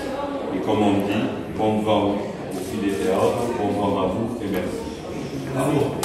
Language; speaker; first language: French; native; French